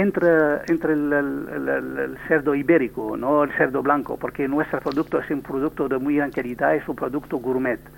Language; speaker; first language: Spanish; non-native, learner; French